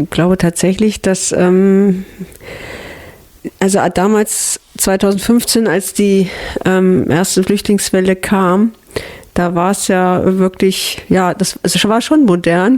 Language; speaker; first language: German; native; German